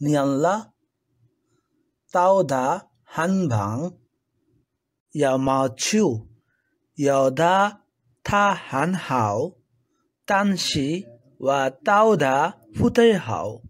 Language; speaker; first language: Chinese; non-native, learner; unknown